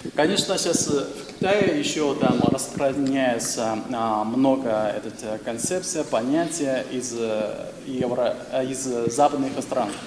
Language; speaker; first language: Russian; non-native, fluent; Chinese